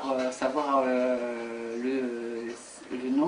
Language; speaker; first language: French; native; French